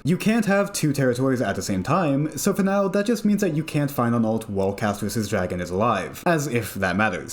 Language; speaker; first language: English; native; English